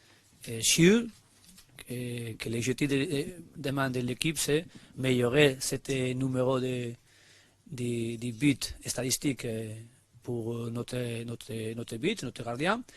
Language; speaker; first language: French; non-native, learner; Spanish